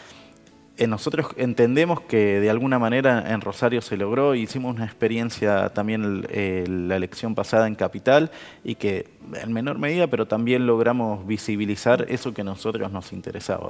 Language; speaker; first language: Spanish; native; Spanish